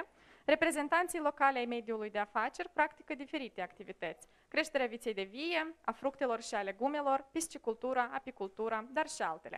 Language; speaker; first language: Romanian; native; Romanian